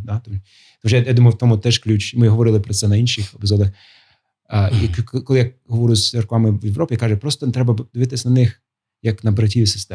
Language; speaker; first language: Ukrainian; non-native, fluent; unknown